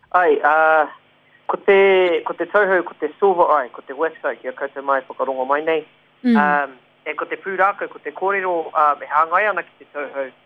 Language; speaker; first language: Māori; non-native, local second language; English